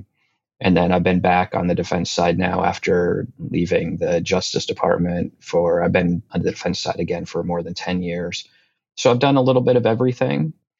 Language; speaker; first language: English; native; English